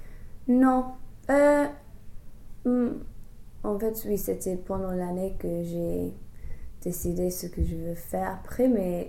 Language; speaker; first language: French; non-native, fluent; English